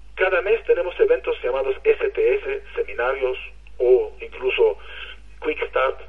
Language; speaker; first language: Spanish; non-native, fluent; Hebrew